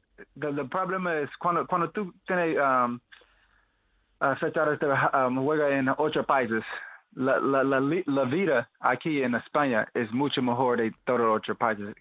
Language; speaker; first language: Spanish; non-native, learner; English